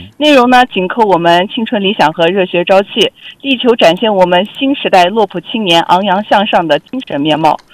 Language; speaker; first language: Chinese; non-native, local second language; Uyghur